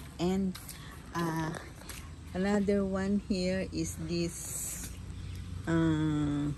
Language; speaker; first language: English; non-native, local second language; Filipino